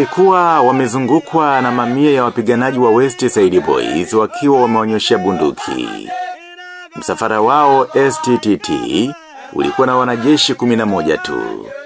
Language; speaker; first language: Swahili; native; Swahili